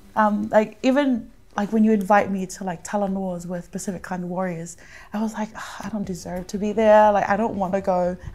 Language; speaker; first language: English; early bilingual, other home language; Samoan